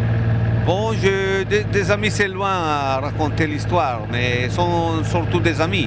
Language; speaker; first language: French; non-native, fluent; Italian